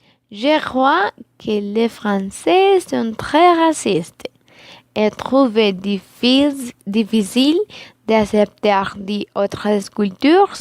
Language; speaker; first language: French; non-native, learner; Spanish